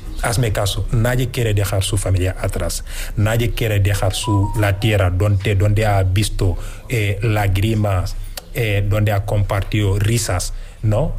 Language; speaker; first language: Spanish; non-native, fluent; Wolof